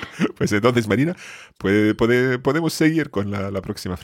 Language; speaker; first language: Spanish; non-native, fluent; English